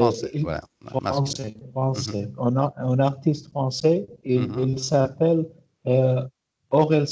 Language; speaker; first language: French; non-native, learner; Arabic